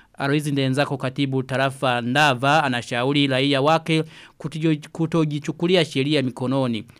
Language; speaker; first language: Swahili; non-native, local second language; Rundi